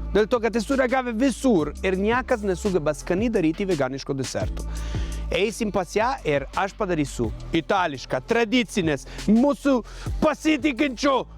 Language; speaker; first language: Lithuanian; non-native, fluent; Italian